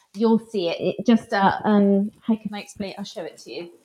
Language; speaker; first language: English; native; English